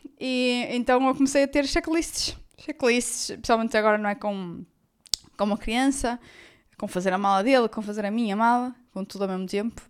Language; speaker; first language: Portuguese; native; Portuguese